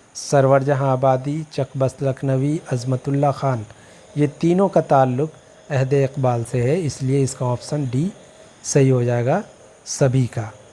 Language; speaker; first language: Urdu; native; Urdu